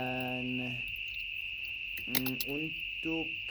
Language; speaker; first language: Indonesian; non-native, learner; English